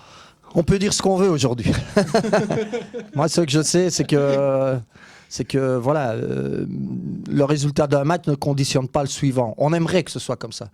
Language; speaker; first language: French; native; French